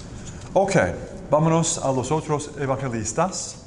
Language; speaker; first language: Spanish; non-native, learner; English